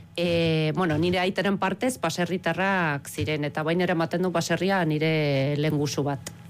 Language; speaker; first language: Basque; non-native, fluent; Spanish